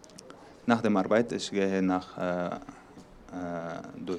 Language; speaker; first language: German; non-native, learner; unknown